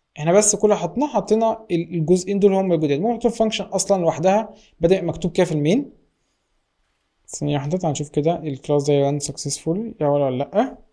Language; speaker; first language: Arabic; native; Arabic